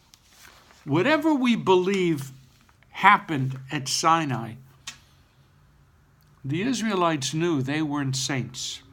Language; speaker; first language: English; native; English